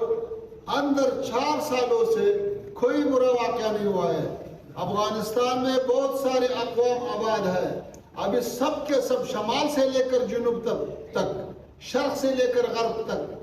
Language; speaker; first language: Hindi; non-native, fluent; Pashto